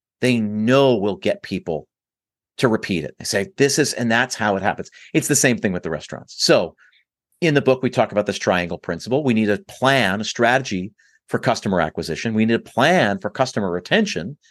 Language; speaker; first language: English; native; English